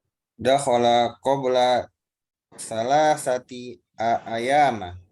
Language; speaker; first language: Arabic; non-native, learner; Indonesian